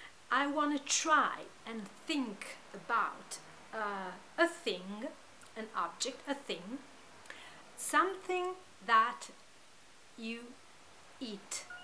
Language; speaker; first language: English; non-native, fluent; Italian